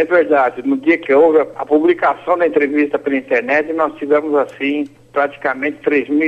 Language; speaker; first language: Portuguese; native; Portuguese